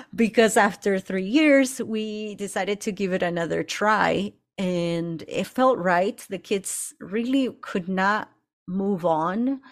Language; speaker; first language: English; early bilingual, other home language; Spanish